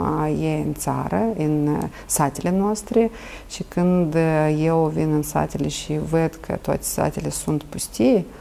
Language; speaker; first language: Romanian; non-native, local second language; Russian